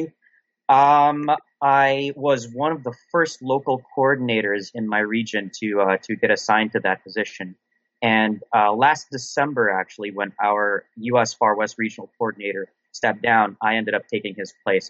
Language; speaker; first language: English; non-native, local second language; Filipino